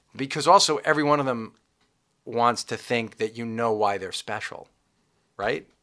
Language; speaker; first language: English; native; English